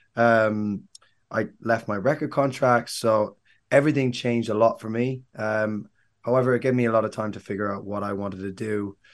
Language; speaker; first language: English; native; English